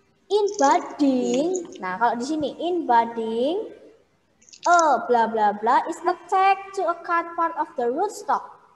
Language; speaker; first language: English; non-native, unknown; Indonesian